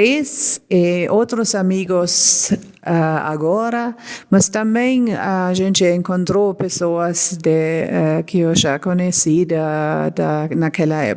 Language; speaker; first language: Portuguese; non-native, learner; German